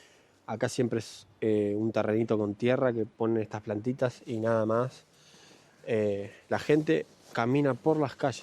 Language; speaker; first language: Spanish; native; Spanish